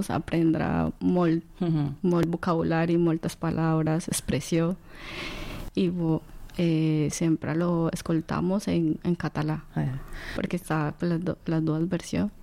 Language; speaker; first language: Catalan; non-native, learner; Spanish